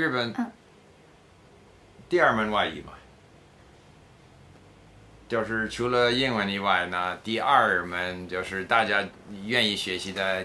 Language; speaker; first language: Chinese; non-native, fluent; English